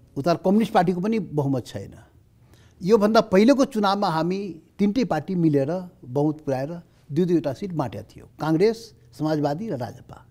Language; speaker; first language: Nepali; non-native, local second language; Maithili